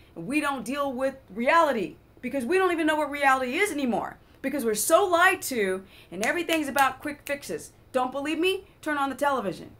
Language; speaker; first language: English; native; English